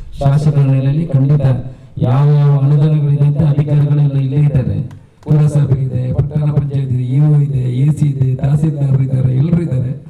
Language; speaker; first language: Kannada; non-native, local second language; Tulu